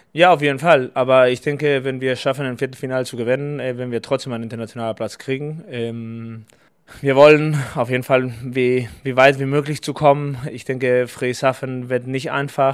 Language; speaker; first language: German; non-native, fluent; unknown